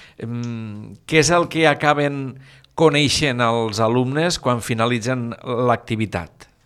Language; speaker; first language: Catalan; native; Catalan